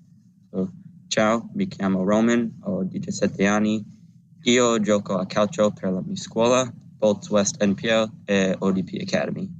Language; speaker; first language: Italian; non-native, learner; English